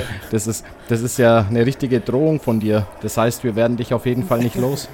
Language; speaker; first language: German; native; German